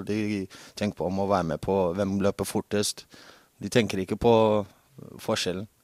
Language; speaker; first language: Norwegian; non-native, fluent; English